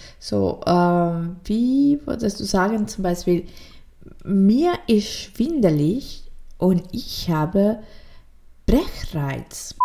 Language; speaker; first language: German; non-native, fluent; Spanish